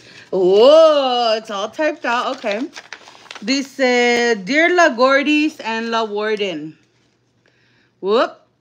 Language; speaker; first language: English; early bilingual, other home language; Spanish